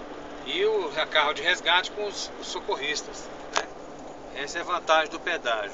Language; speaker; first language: Portuguese; native; Portuguese